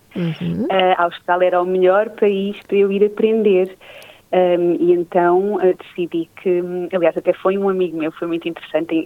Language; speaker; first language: Portuguese; native; Portuguese